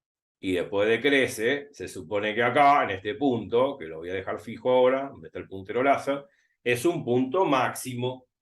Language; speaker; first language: Spanish; native; Spanish